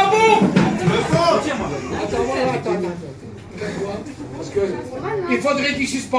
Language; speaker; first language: French; native; French